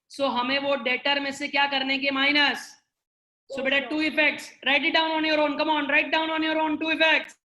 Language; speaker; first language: Hindi; non-native, local second language; Gujarati